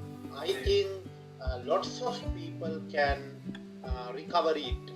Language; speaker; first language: English; non-native, learner; Sinhala